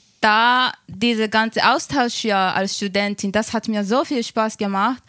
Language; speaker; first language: German; non-native, fluent; Japanese